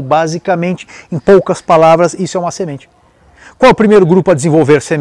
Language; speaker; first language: Portuguese; native; Portuguese